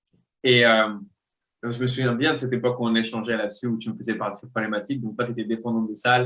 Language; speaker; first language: French; native; French